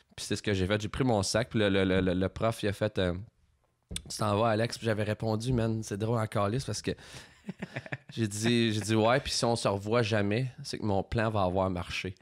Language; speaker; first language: French; native; French